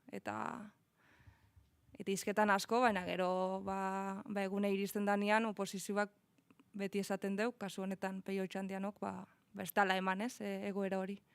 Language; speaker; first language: Basque; native; Basque